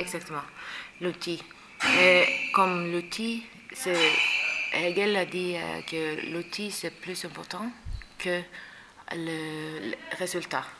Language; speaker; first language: French; non-native, learner; Norwegian